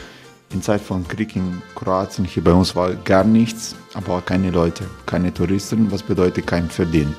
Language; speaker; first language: German; non-native, learner; Croatian